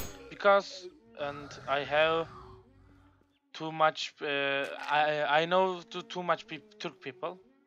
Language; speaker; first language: English; non-native, learner; Turkish